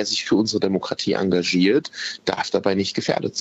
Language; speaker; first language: German; native; German